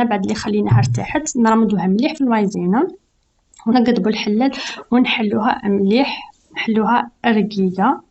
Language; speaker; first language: Arabic; native; Arabic